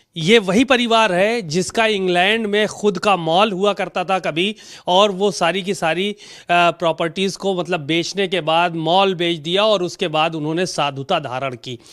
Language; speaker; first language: Hindi; native; Hindi